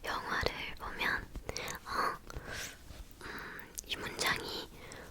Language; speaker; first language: Korean; non-native, fluent; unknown